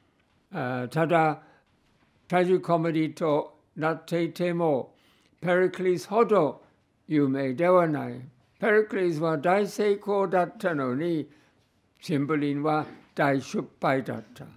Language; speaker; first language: Japanese; non-native, fluent; English